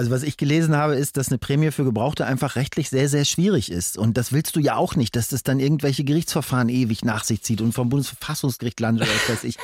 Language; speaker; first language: German; native; German